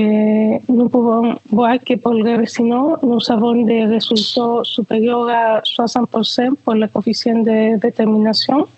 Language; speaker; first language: French; non-native, fluent; Spanish